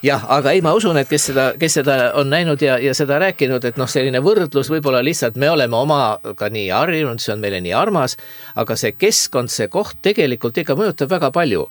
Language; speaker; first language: Estonian; native; Estonian